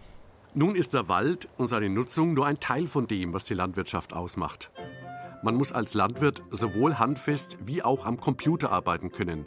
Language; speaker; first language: German; native; German